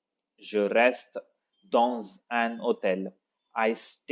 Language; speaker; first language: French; non-native, fluent; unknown